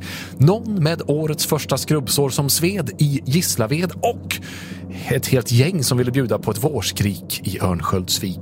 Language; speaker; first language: Swedish; native; Swedish